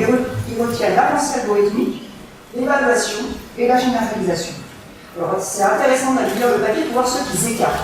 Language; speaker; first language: French; native; French